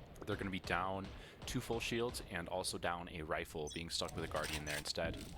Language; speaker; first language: English; native; English